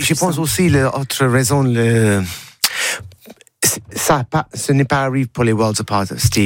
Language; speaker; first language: French; non-native, learner; English